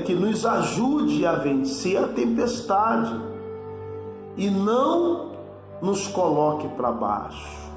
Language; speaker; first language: Portuguese; native; Portuguese